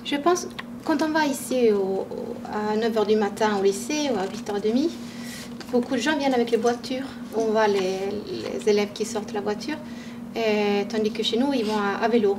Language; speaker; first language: French; non-native, fluent; Swedish